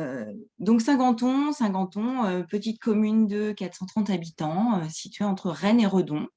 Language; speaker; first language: French; native; French